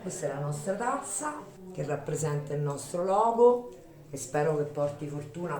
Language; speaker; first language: Italian; native; Italian